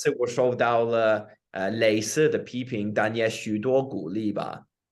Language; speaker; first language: Chinese; non-native, fluent; English